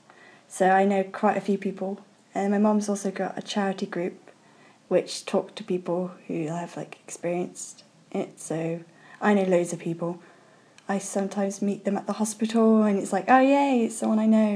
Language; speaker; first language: English; native; English